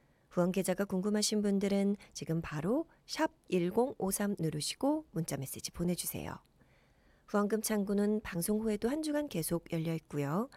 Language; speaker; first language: Korean; native; Korean